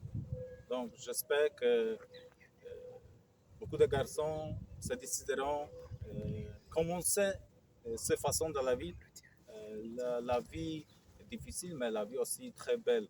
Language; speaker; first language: French; non-native, fluent; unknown